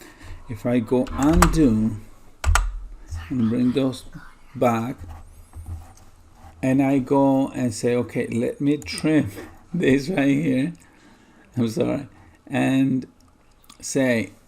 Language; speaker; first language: English; native; English